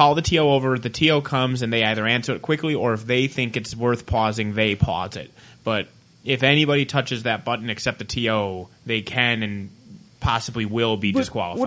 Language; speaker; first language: English; native; English